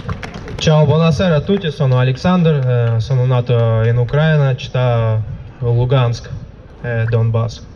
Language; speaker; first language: Italian; non-native, learner; Russian